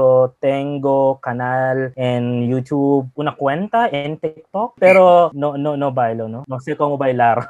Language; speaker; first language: Spanish; non-native, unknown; Filipino